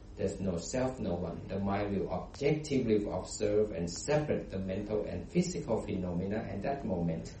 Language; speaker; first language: English; non-native, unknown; Thai